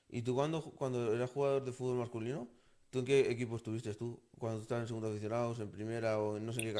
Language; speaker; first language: Spanish; native; Spanish